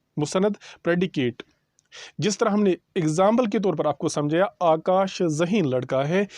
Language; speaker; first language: Urdu; non-native, local second language; Kashmiri